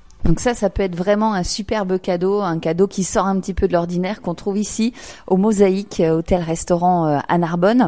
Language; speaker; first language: French; native; French